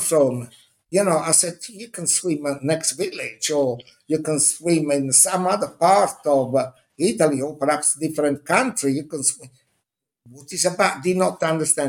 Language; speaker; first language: English; non-native, fluent; Italian